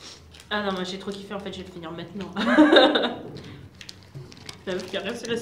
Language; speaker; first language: French; native; French